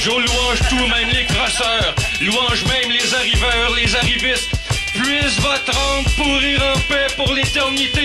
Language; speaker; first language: French; native; French